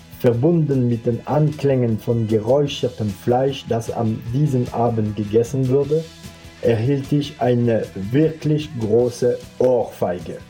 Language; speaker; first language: German; non-native, fluent; French